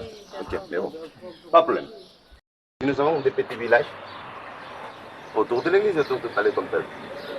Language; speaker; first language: French; non-native, local second language; Catalan